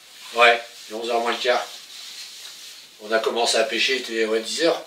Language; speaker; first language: French; native; French